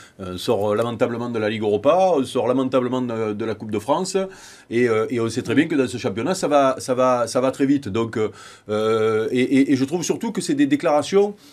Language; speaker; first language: French; native; French